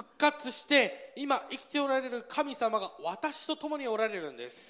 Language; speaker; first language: Japanese; non-native, fluent; Korean